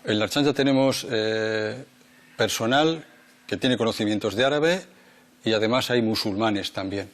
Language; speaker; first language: Spanish; native; Spanish